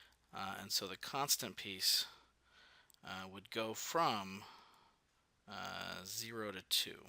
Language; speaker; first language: English; native; English